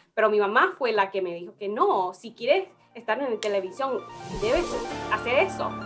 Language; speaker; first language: Spanish; early bilingual, heritage; Spanish